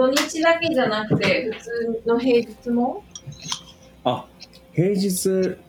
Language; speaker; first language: Japanese; native; Japanese